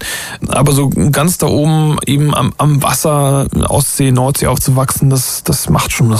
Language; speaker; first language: German; native; German